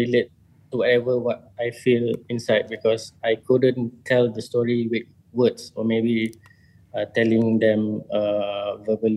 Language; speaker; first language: English; non-native, local second language; Malay